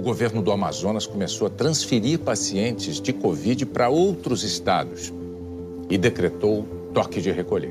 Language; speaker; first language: Portuguese; native; Portuguese